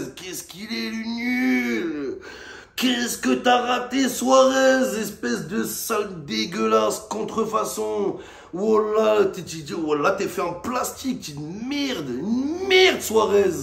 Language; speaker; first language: French; native; French